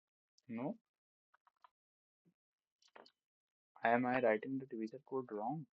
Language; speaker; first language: English; non-native, local second language; Hindi